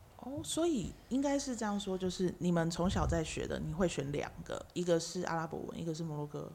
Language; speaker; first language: Chinese; native; Chinese